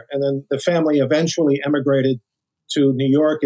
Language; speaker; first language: English; native; English